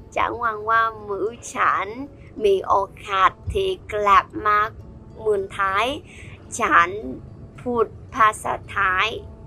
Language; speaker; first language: Thai; non-native, learner; Vietnamese